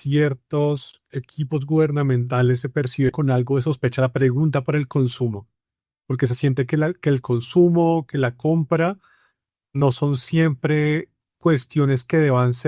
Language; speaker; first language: Spanish; native; Spanish